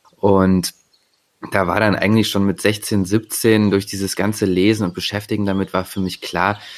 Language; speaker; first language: German; native; German